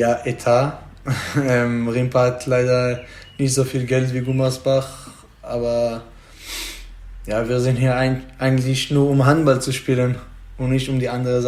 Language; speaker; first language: German; non-native, fluent; Hebrew